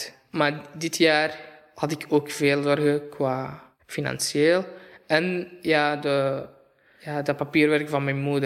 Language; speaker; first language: Dutch; non-native, fluent; Arabic